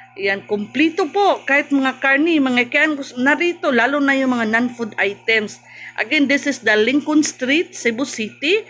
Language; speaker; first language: Filipino; non-native, local second language; Cebuano